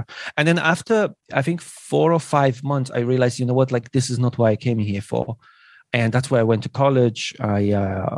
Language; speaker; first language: English; non-native, fluent; Polish